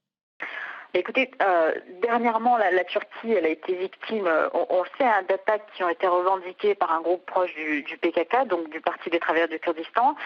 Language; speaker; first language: French; native; French